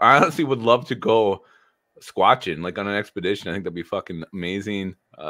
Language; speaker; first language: English; native; English